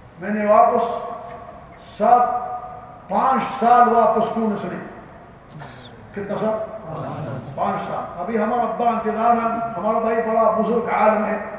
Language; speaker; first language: Urdu; non-native, learner; Arabic